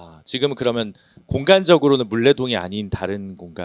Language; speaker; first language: Korean; native; Korean